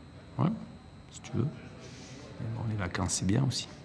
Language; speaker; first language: French; native; French